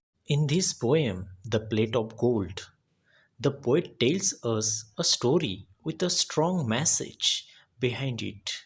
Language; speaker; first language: English; non-native, local second language; Marathi